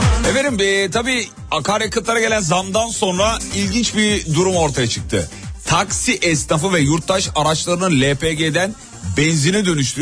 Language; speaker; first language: Turkish; native; Turkish